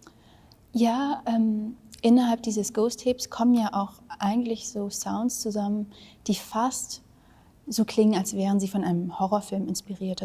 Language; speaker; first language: German; early bilingual, other home language; Vietnamese